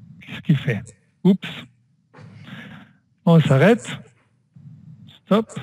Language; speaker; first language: French; non-native, fluent; German